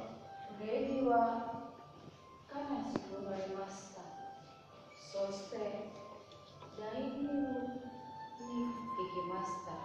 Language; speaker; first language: Japanese; non-native, learner; Indonesian